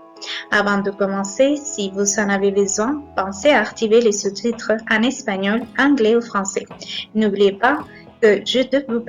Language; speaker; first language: French; non-native, fluent; Spanish